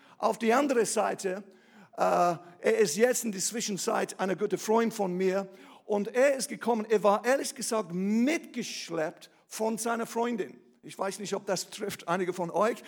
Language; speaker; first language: German; non-native, fluent; English